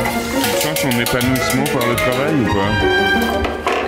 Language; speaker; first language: French; native; French